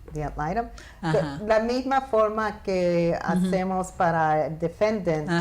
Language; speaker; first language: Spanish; early bilingual, heritage; Spanish